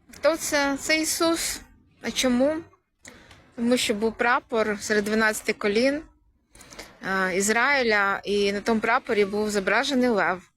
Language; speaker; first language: Ukrainian; native; Ukrainian